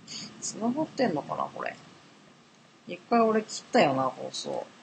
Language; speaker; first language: Japanese; native; Japanese